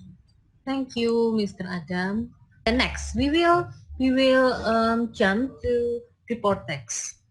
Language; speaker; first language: English; non-native, learner; Indonesian